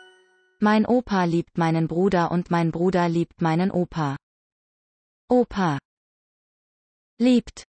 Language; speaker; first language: German; non-native, learner; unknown